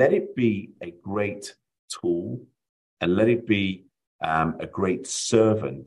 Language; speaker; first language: English; native; English